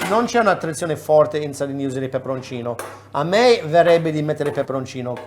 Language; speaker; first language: Italian; non-native, fluent; English